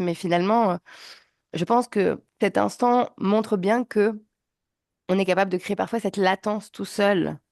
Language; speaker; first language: French; native; French